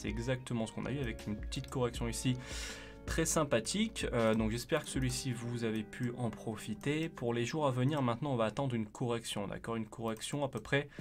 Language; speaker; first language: French; native; French